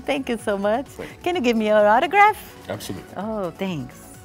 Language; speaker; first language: English; non-native, learner; Portuguese